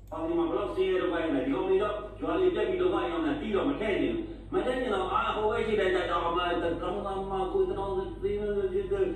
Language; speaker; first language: Burmese; native; Burmese